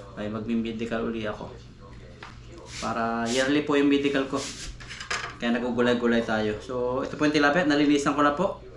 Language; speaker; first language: Filipino; native; Filipino